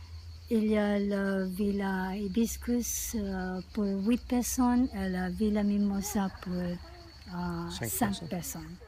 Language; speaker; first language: French; non-native, learner; English